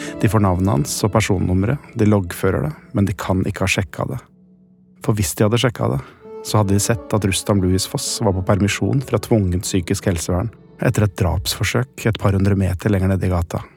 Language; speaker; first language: Norwegian; native; Norwegian